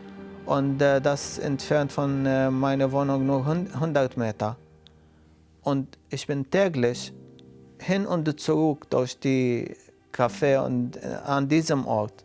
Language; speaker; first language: German; non-native, fluent; Arabic